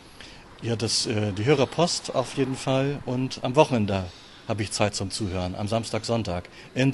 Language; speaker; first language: German; native; German